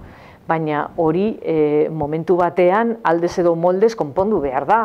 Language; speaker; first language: Basque; non-native, local second language; Spanish